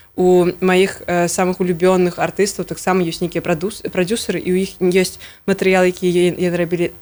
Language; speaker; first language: Belarusian; non-native, local second language; Russian